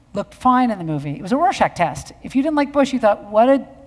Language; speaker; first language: English; native; English